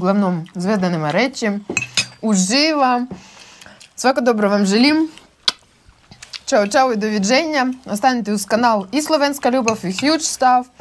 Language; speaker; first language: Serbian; non-native, learner; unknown